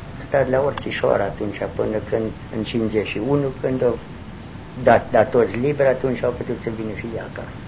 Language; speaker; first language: Romanian; non-native, local second language; German